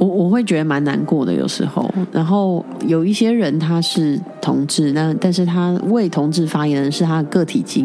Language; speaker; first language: Chinese; native; Chinese